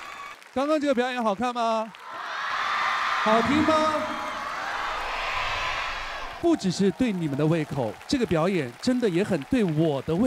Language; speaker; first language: Chinese; native; Chinese